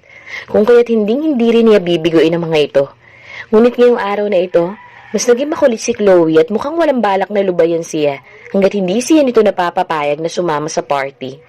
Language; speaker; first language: Filipino; native; Filipino